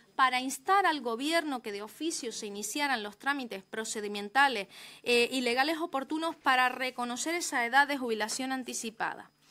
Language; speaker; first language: Spanish; native; Spanish